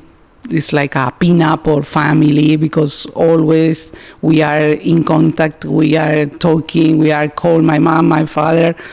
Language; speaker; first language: English; non-native, learner; Spanish